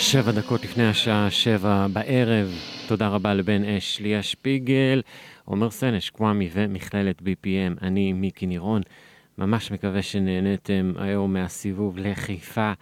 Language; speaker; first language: Hebrew; native; Hebrew